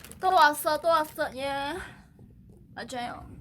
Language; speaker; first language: Korean; non-native, fluent; Chinese